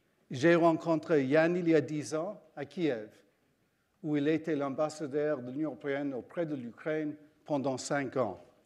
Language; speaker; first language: French; non-native, fluent; English